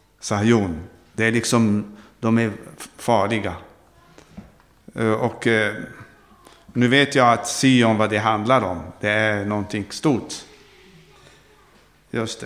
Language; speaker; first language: Swedish; non-native, fluent; Arabic